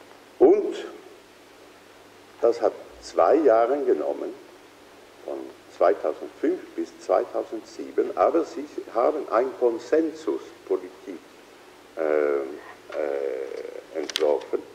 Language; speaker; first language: German; non-native, fluent; Swedish